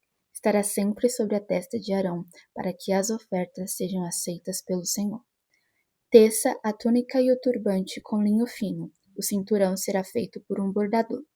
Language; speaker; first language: Portuguese; native; Portuguese